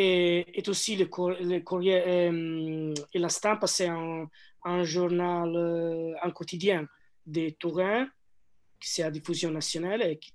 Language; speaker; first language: French; non-native, learner; Italian